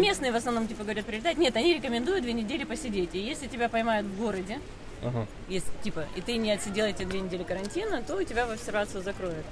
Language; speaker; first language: Russian; native; Russian